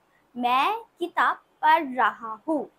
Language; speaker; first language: Hindi; non-native, local second language; Bangla